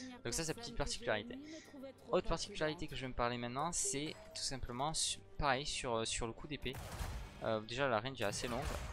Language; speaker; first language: French; native; French